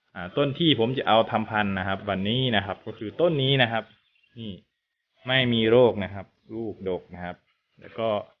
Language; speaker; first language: Thai; native; Thai